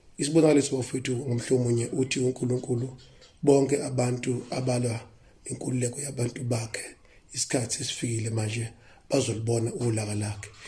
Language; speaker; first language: Zulu; native; Zulu